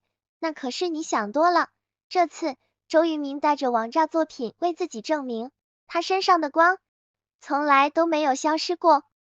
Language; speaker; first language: Chinese; native; Chinese